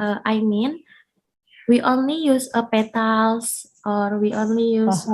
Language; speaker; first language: English; non-native, learner; Indonesian